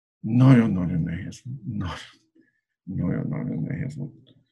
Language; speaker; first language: Hungarian; non-native, learner; English